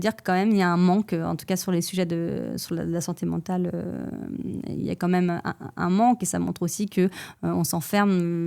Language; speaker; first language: French; native; French